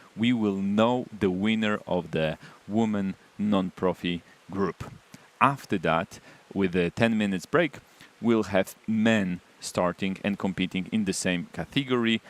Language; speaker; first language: English; non-native, fluent; Polish